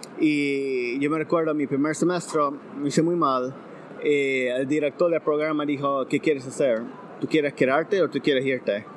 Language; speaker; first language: Spanish; early bilingual, heritage; Spanish